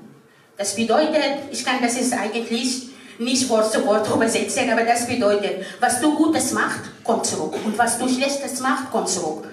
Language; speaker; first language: German; non-native, fluent; Arabic